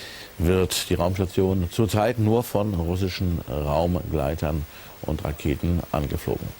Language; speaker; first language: German; native; German